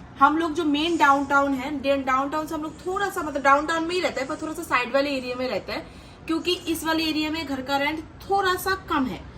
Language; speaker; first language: Hindi; non-native, local second language; Bangla